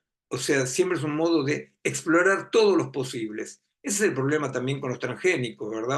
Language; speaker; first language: Spanish; native; Spanish